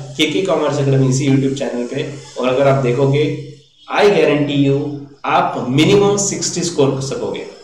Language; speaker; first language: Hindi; non-native, local second language; Marathi